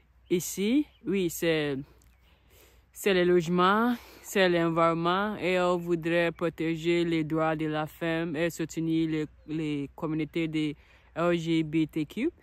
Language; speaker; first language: French; non-native, learner; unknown